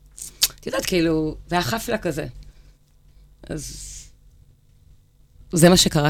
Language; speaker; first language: Hebrew; native; Hebrew